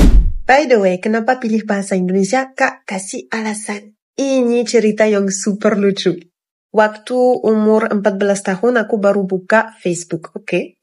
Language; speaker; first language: Indonesian; non-native, fluent; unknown